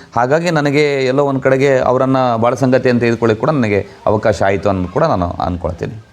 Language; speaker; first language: Kannada; non-native, local second language; Konkani